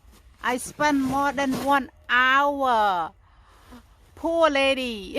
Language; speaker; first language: English; non-native, fluent; Khmer